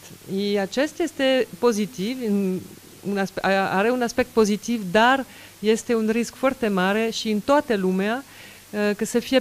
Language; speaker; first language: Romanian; non-native, learner; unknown